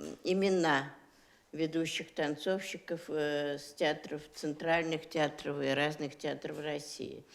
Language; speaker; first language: Russian; native; Russian